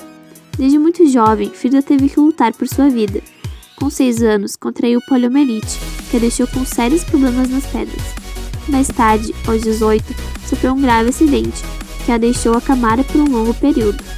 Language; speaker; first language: Portuguese; native; Portuguese